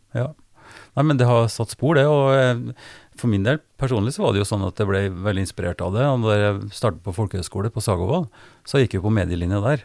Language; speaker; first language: Norwegian; native; Norwegian